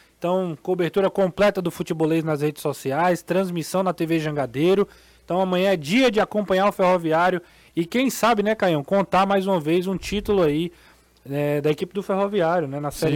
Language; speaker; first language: Portuguese; native; Portuguese